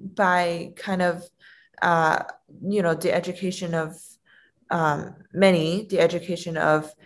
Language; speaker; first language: English; non-native, fluent; Chinese